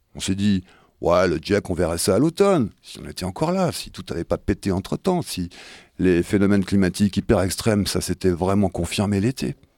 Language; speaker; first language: French; native; French